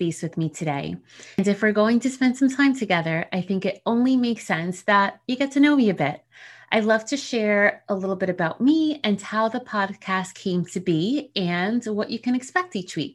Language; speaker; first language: English; early bilingual, other home language; Spanish